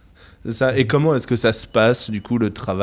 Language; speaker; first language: French; native; French